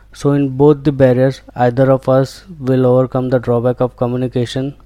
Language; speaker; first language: English; non-native, local second language; Gujarati